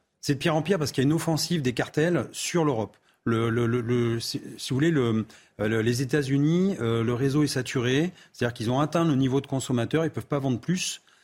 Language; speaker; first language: French; native; French